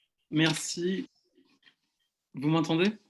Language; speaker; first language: French; non-native, fluent; Italian